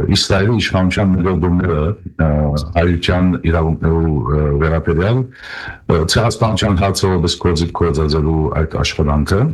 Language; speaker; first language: Armenian; early bilingual, heritage; Armenian